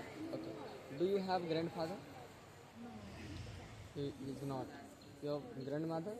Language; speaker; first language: English; non-native, local second language; Hindi